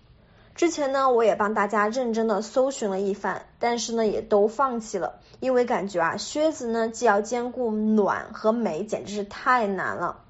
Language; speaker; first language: Chinese; native; Chinese